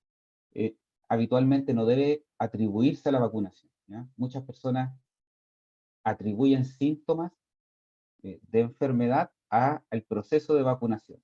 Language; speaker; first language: Spanish; native; Spanish